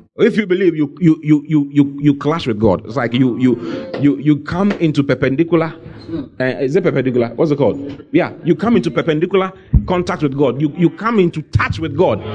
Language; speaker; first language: English; non-native, local second language; Akan